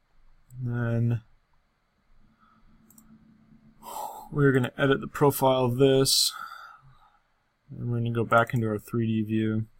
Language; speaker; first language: English; native; English